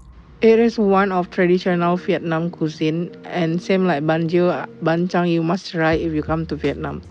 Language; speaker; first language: English; non-native, learner; Indonesian